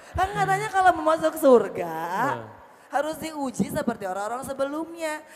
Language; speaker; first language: Indonesian; native; Indonesian